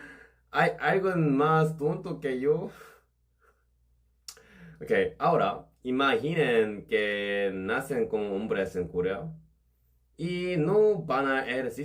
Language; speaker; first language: Spanish; non-native, learner; Korean